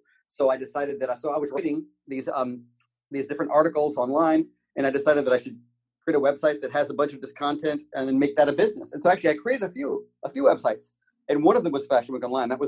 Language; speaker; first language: English; native; English